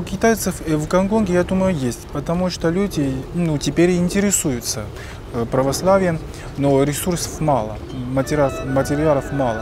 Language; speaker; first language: Russian; non-native, fluent; Chinese